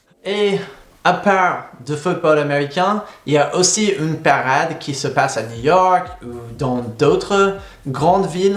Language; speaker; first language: French; non-native, fluent; English